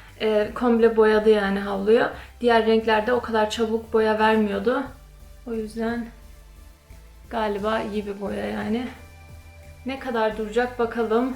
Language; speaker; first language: Turkish; early bilingual, other home language; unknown